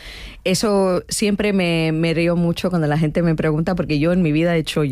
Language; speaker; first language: Spanish; non-native, fluent; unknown